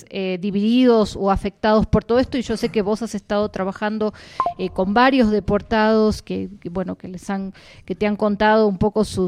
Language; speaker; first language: Spanish; native; Spanish